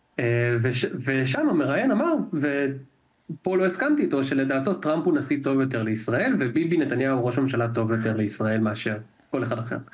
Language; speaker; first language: Hebrew; native; Hebrew